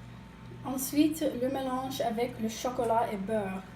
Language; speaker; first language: French; non-native, learner; English